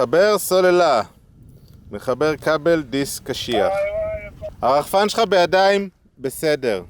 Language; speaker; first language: Hebrew; native; Hebrew